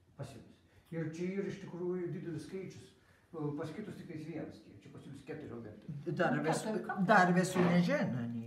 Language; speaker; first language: Lithuanian; native; Lithuanian